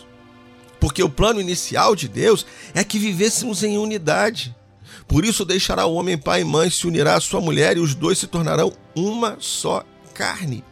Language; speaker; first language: Portuguese; native; Portuguese